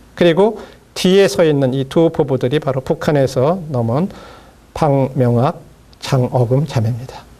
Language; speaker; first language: Korean; native; Korean